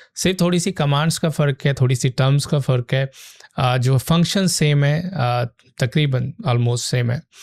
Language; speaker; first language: Urdu; native; Urdu